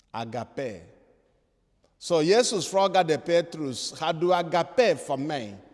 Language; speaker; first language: Swedish; non-native, fluent; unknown